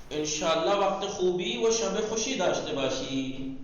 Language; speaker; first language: Persian; non-native, fluent; Urdu